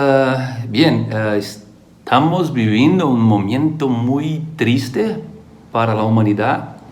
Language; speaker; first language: Spanish; non-native, fluent; Portuguese